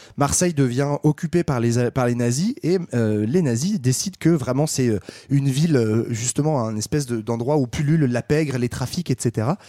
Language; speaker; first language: French; native; French